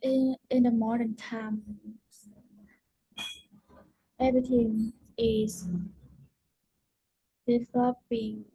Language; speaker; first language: English; non-native, learner; Vietnamese